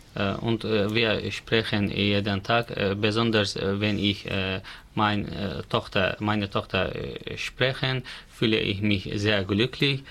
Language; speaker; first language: German; non-native, learner; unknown